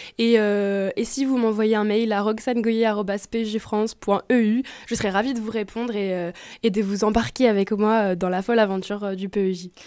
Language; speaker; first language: French; native; French